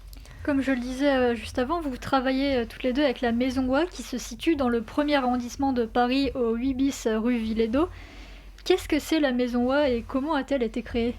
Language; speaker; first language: French; native; French